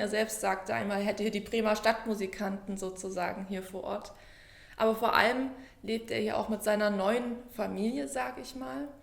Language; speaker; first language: German; native; German